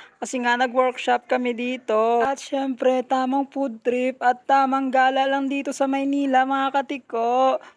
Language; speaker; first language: Filipino; non-native, local second language; Hiligaynon